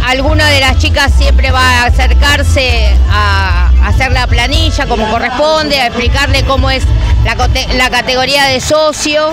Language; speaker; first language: Spanish; native; Spanish